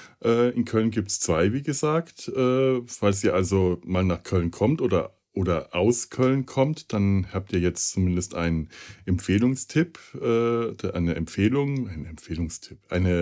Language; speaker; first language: German; native; German